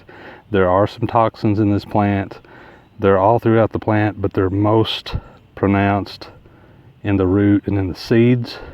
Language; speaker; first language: English; native; English